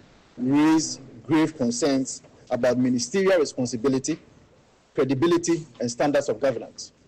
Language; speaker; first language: English; native; English